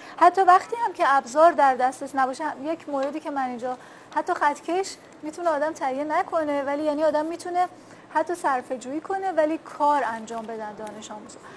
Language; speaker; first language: Persian; native; Persian